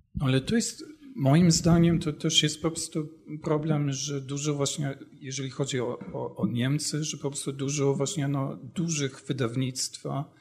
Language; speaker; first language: Polish; non-native, fluent; German